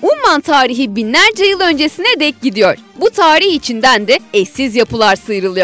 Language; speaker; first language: Turkish; native; Turkish